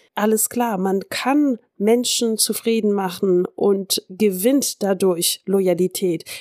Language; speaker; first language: German; early bilingual, heritage; French